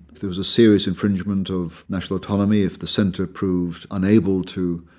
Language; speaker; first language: English; native; English